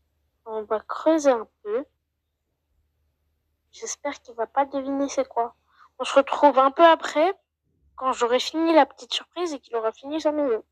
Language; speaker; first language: French; native; French